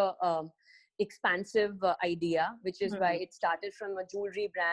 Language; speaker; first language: English; non-native, local second language; Hindi